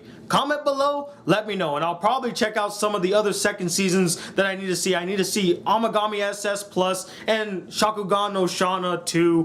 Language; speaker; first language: English; native; English